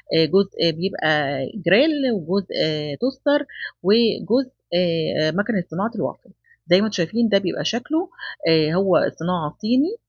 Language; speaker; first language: Egyptian Arabic; native; Egyptian Arabic